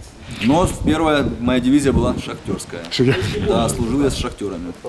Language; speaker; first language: Russian; native; Russian